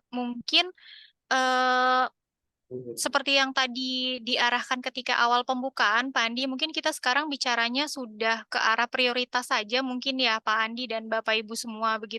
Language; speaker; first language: Indonesian; native; Indonesian